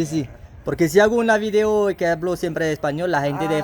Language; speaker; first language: Spanish; non-native, learner; French